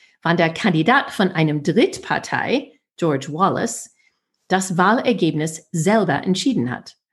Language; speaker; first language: German; non-native, fluent; English